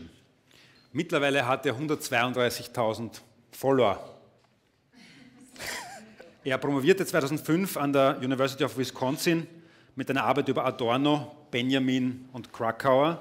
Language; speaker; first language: German; native; German